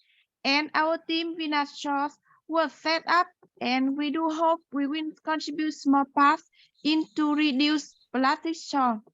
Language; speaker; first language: English; non-native, learner; Vietnamese